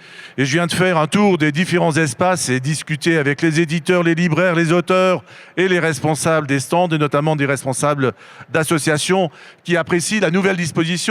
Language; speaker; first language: French; native; French